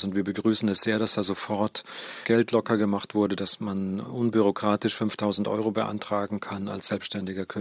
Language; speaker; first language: German; native; German